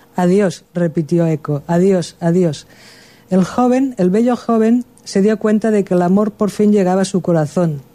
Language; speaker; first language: Spanish; non-native, local second language; Catalan